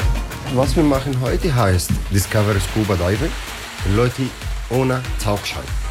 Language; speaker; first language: German; non-native, learner; Arabic